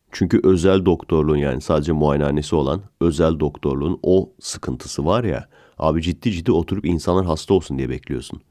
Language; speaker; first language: Turkish; native; Turkish